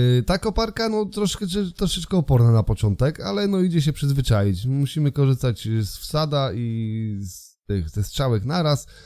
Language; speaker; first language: Polish; native; Polish